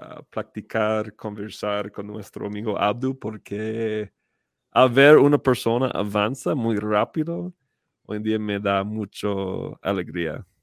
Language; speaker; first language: Spanish; non-native, fluent; English